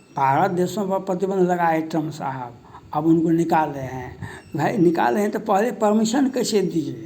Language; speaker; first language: Hindi; native; Hindi